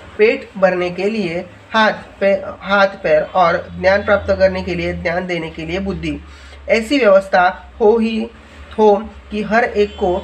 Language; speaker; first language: Hindi; non-native, local second language; Marathi